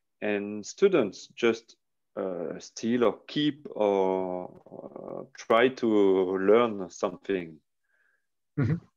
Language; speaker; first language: English; non-native, learner; French